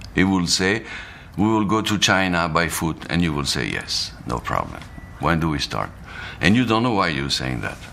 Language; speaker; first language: English; non-native, fluent; Arabic